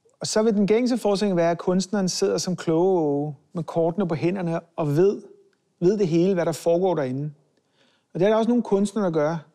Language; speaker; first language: Danish; early bilingual, other home language; Hebrew